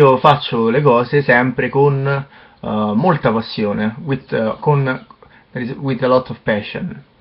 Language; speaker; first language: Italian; non-native, fluent; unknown